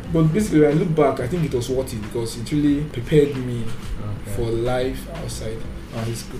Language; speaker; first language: English; non-native, local second language; Yoruba